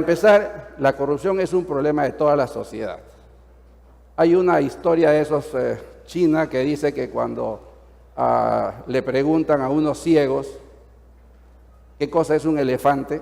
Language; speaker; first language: Spanish; native; Spanish